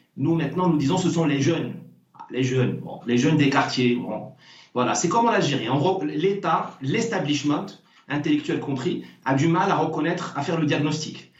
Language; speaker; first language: French; non-native, local second language; Arabic